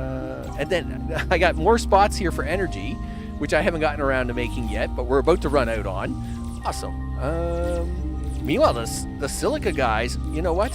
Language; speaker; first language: English; native; English